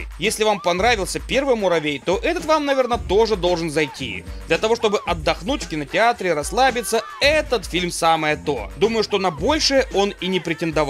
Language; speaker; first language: Russian; native; Russian